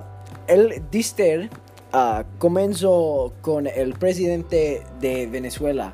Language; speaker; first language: Spanish; non-native, learner; English